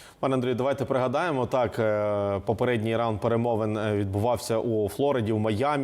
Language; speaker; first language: Ukrainian; native; Ukrainian